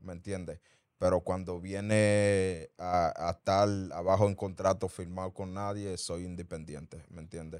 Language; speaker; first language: Spanish; early bilingual, heritage; Spanish